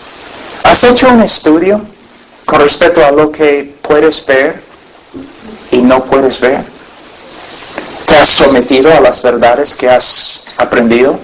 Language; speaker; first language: Spanish; non-native, fluent; English